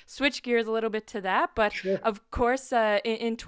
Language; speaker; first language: English; native; English